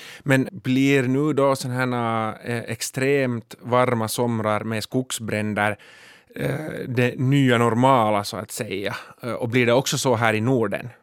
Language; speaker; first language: Swedish; native; Swedish